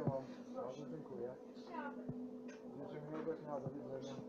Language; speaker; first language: Polish; non-native, learner; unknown